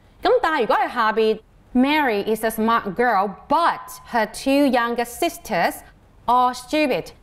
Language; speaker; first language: English; non-native, local second language; Cantonese